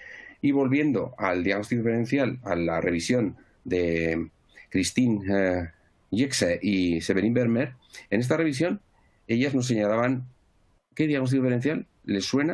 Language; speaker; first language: Spanish; native; Spanish